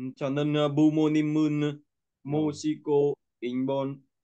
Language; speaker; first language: Korean; non-native, learner; Vietnamese